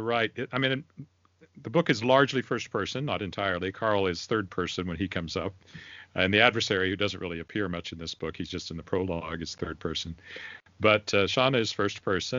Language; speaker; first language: English; native; English